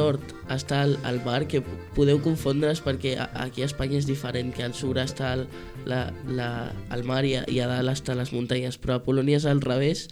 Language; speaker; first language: Catalan; early bilingual, heritage; Catalan